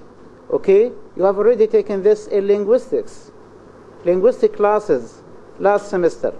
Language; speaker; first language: English; non-native, fluent; Arabic